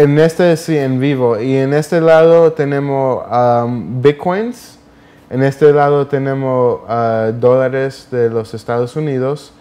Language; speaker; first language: Spanish; early bilingual, heritage; Spanish